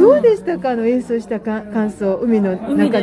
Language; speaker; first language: Japanese; native; Japanese